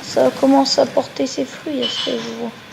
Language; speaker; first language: French; native; French